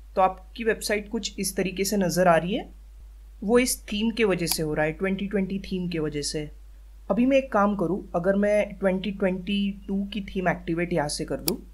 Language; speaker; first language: Hindi; native; Hindi